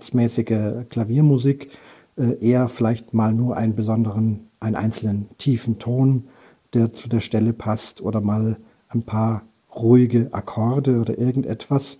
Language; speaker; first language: German; native; German